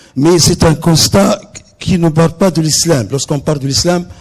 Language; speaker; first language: French; non-native, local second language; Arabic